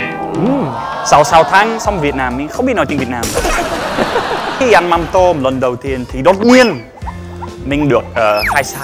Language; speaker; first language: Vietnamese; non-native, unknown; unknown